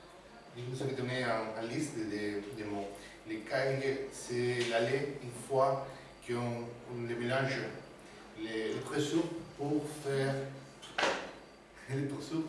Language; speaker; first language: French; non-native, learner; Spanish